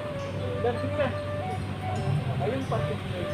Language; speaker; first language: Indonesian; non-native, local second language; Sundanese